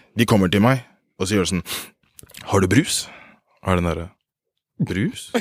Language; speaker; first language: Norwegian; early bilingual, other home language; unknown